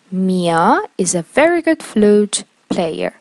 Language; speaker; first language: English; non-native, fluent; Persian